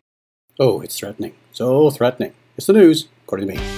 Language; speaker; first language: English; native; English